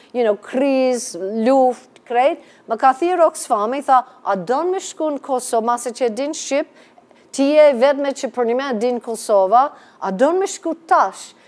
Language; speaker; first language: Albanian; non-native, fluent; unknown